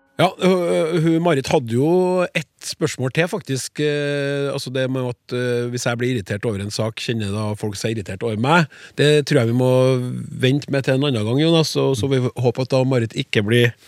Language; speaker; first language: Norwegian; native; Norwegian